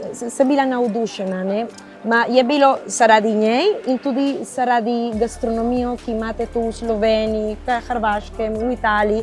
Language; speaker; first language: Slovenian; non-native, fluent; Spanish